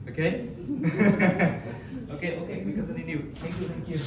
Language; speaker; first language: English; non-native, learner; Vietnamese